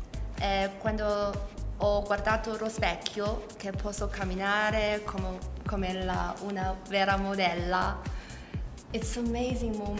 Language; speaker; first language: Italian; non-native, learner; Chinese